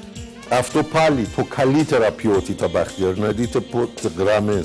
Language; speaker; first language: Greek; non-native, learner; Persian